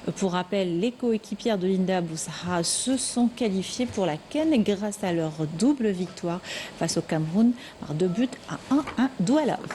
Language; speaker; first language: French; non-native, local second language; Arabic